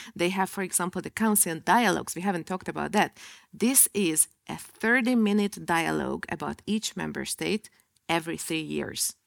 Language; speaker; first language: English; non-native, fluent; Hungarian